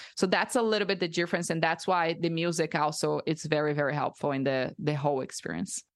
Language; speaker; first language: English; non-native, fluent; Portuguese